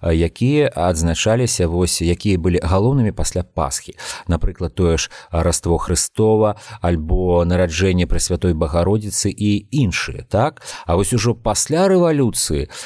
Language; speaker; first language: Belarusian; non-native, local second language; Russian